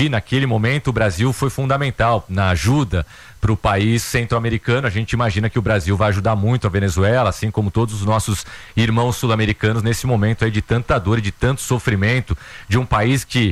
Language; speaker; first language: Portuguese; native; Portuguese